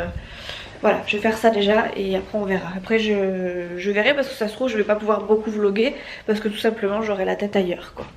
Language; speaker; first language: French; native; French